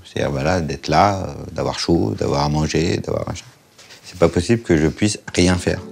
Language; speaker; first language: French; native; French